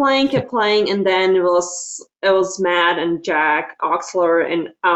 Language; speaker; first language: English; non-native, fluent; Slovak